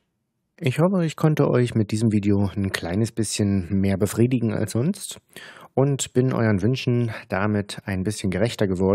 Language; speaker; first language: German; native; German